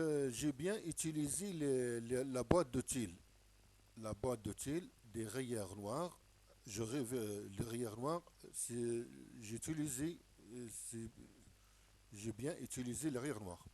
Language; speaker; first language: French; non-native, local second language; Arabic